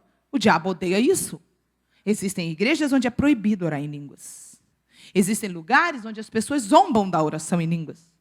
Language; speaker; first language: Portuguese; native; Portuguese